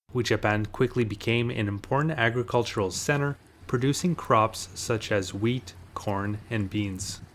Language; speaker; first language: English; native; English